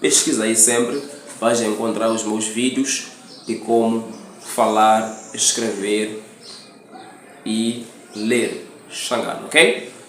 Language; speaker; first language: Portuguese; non-native, local second language; Tsonga